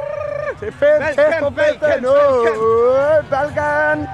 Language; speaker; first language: Danish; native; Danish